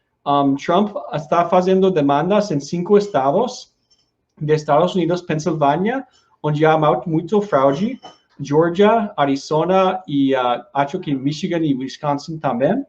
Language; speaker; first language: Portuguese; non-native, learner; Spanish